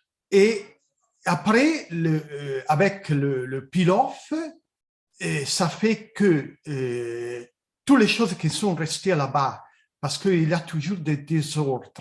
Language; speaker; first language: French; non-native, fluent; Italian